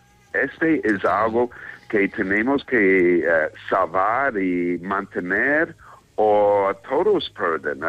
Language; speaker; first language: Spanish; non-native, fluent; English